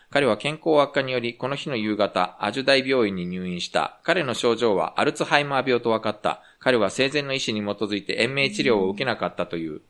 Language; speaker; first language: Japanese; native; Japanese